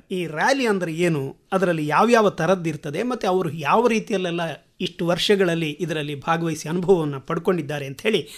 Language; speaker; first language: Kannada; native; Kannada